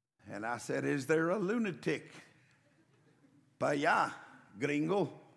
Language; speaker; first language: English; native; English